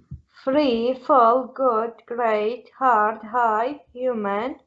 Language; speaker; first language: English; non-native, learner; Arabic